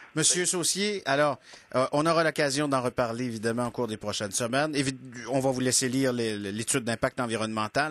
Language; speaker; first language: French; native; French